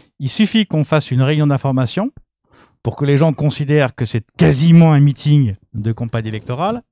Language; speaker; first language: French; native; French